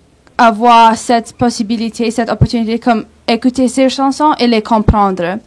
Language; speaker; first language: French; non-native, local second language; English